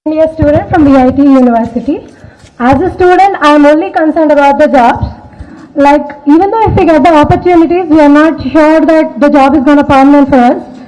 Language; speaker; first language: English; non-native, local second language; Telugu